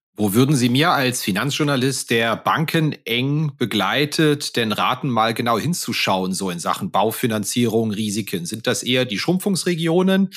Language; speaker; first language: German; native; German